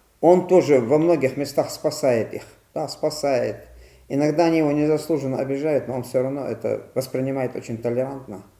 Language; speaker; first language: Russian; non-native, local second language; Ingush